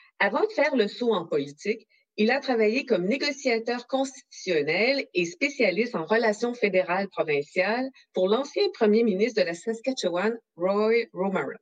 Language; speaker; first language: French; native; French